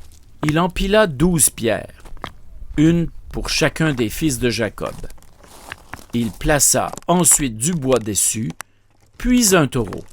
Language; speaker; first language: French; native; French